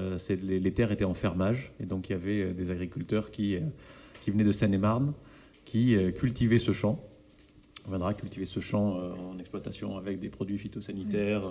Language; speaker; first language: French; native; French